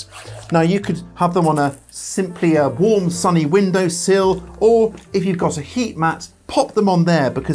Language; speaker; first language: English; native; English